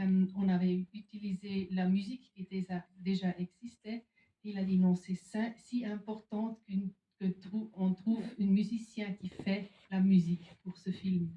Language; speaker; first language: French; non-native, fluent; German